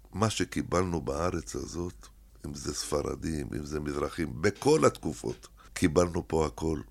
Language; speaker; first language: Hebrew; early bilingual, other home language; Arabic